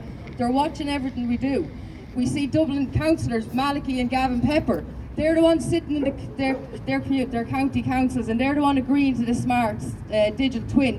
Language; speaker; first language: English; native; English